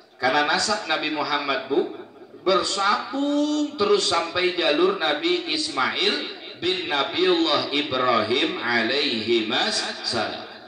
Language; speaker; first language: Indonesian; native; Indonesian